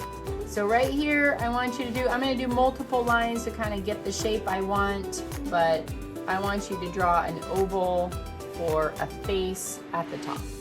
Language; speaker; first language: English; native; English